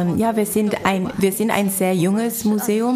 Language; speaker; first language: German; non-native, fluent; Chinese